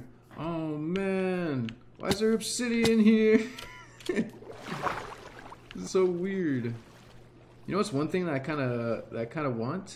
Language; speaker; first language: English; native; English